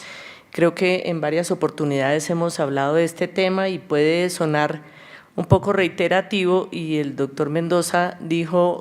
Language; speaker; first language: Spanish; native; Spanish